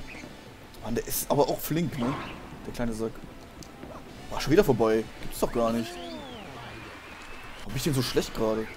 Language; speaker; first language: German; native; German